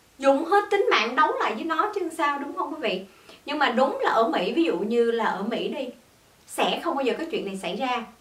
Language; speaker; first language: Vietnamese; early bilingual, heritage; Vietnamese